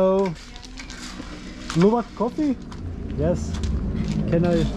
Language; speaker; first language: English; non-native, fluent; Croatian